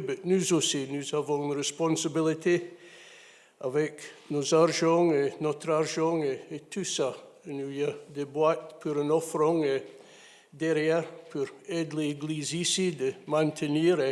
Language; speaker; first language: French; non-native, fluent; English